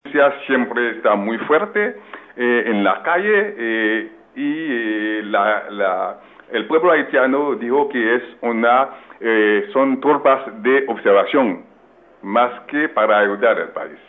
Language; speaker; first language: Spanish; non-native, fluent; French